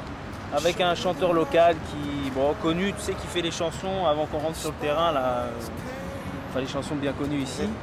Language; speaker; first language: French; native; French